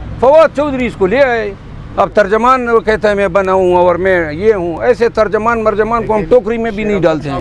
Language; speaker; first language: Urdu; non-native, local second language; Pashto